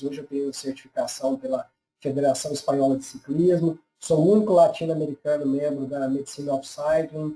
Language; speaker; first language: Portuguese; native; Portuguese